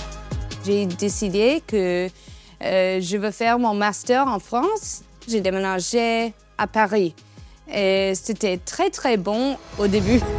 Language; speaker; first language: French; non-native, learner; English